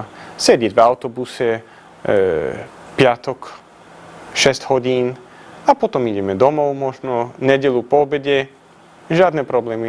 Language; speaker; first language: Slovak; non-native, fluent; Swedish